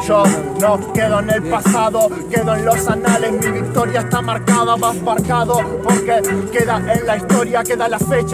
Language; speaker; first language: Spanish; native; Spanish